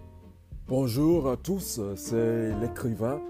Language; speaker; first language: French; non-native, learner; English